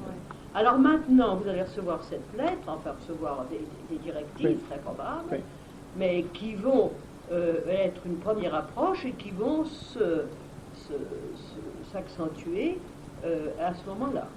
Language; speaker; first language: French; native; French